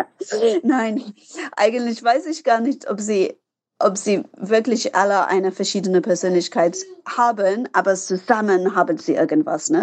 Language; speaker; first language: German; non-native, fluent; English